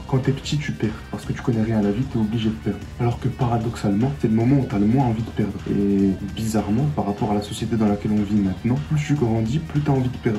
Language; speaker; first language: French; native; French